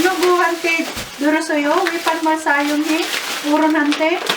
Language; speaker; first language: Korean; non-native, learner; Filipino